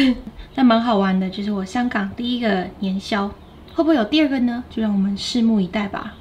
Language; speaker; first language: Chinese; native; Chinese